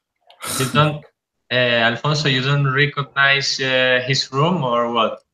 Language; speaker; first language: English; non-native, fluent; Spanish